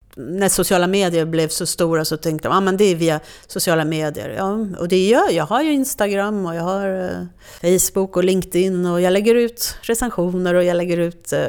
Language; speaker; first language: Swedish; non-native, fluent; French